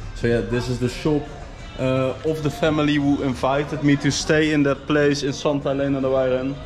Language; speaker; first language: English; non-native, fluent; Dutch